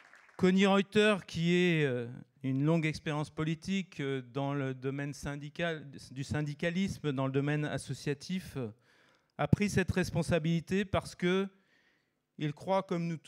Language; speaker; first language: French; native; French